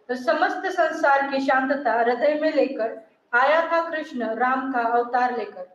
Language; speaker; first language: Hindi; non-native, local second language; Marathi